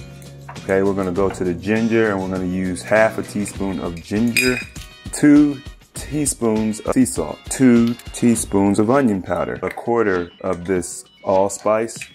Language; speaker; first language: English; native; English